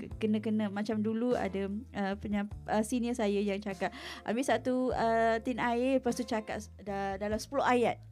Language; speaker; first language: Malay; non-native, local second language; Tamil